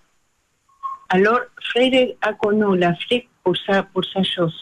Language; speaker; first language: French; non-native, learner; Spanish